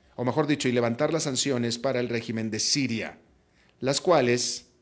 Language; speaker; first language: Spanish; native; Spanish